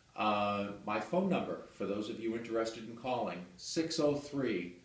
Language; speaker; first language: English; native; English